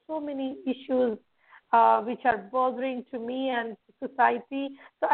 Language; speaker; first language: English; non-native, local second language; Marathi